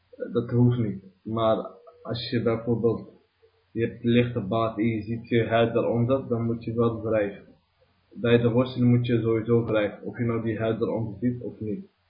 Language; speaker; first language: Dutch; early bilingual, other home language; Arabic